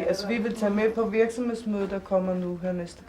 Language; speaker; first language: Danish; native; Danish